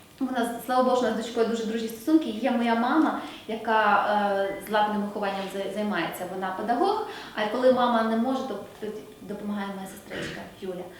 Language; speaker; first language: Ukrainian; native; Ukrainian